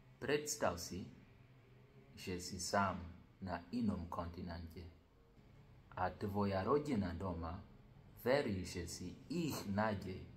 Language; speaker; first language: Slovak; non-native, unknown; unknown